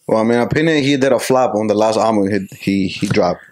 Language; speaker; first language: English; early bilingual, other home language; Spanish